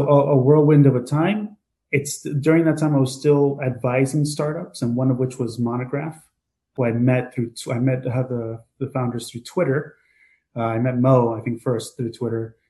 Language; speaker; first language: English; native; English